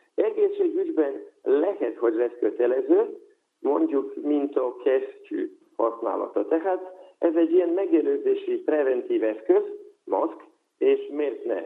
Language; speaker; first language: Hungarian; non-native, local second language; Serbian